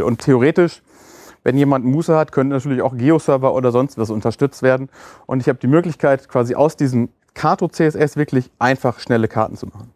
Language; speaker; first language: German; native; German